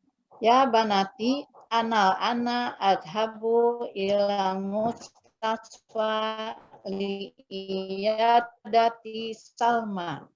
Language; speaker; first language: Arabic; non-native, learner; Indonesian